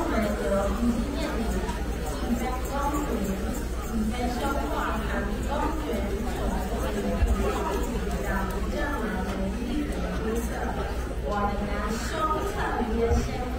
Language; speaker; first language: Chinese; non-native, learner; English